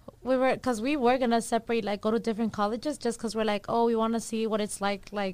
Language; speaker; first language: English; early bilingual, other home language; Spanish